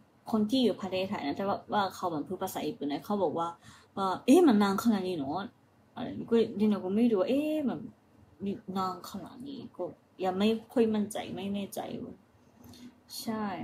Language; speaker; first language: Thai; non-native, fluent; Japanese